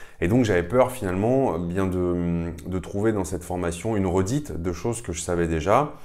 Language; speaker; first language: French; native; French